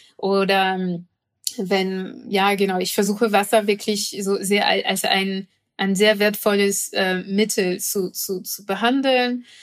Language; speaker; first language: German; non-native, fluent; French